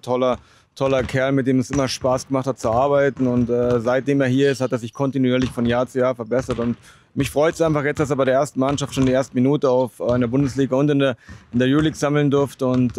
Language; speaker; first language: German; native; German